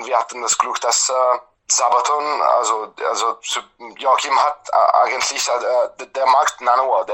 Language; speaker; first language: German; non-native, fluent; Italian